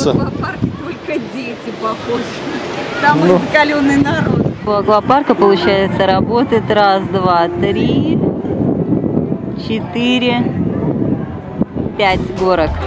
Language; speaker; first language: Russian; native; Russian